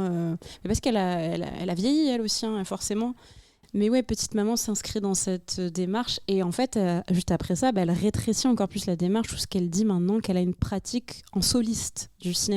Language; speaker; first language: French; native; French